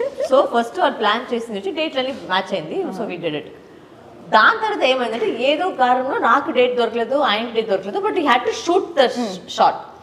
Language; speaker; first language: Telugu; non-native, local second language; Tamil